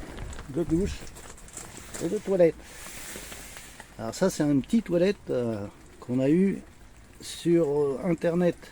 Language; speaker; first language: French; native; French